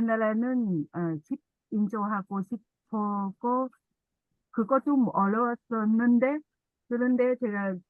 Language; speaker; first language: Korean; non-native, learner; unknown